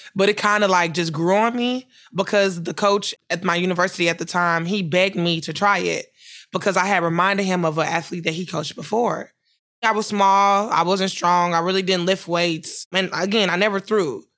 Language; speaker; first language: English; native; English